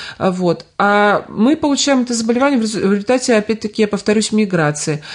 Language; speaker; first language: Russian; native; Russian